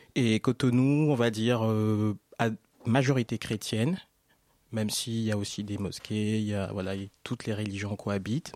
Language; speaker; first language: French; non-native, local second language; Fon